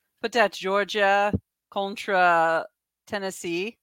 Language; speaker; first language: French; non-native, learner; English